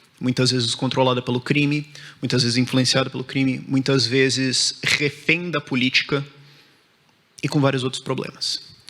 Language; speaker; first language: Portuguese; native; Portuguese